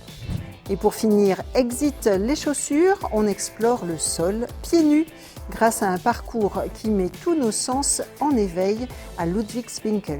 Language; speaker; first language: French; native; French